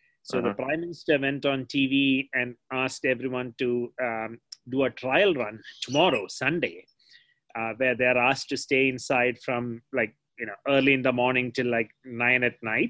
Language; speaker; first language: English; non-native, local second language; Malayalam